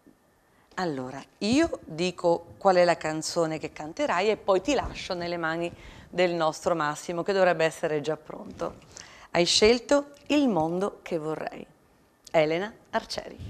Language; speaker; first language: Italian; native; Italian